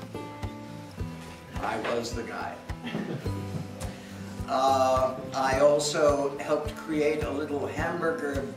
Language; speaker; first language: English; native; English